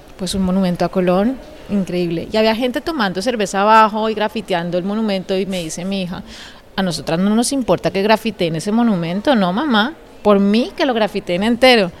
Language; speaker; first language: Spanish; native; Spanish